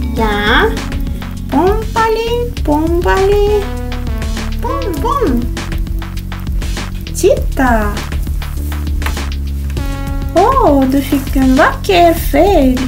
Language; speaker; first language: Swedish; non-native, fluent; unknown